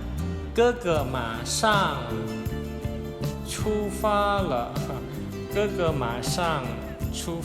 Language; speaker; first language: Chinese; non-native, fluent; Indonesian